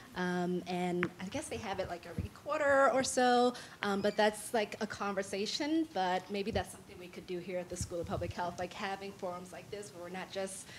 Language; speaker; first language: English; native; English